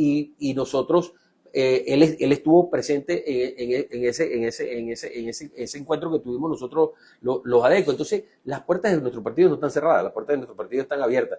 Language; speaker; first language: Spanish; native; Spanish